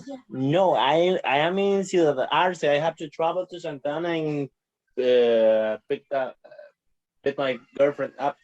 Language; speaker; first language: English; non-native, learner; Spanish